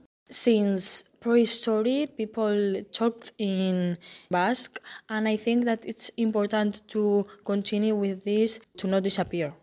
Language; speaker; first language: English; non-native, fluent; Basque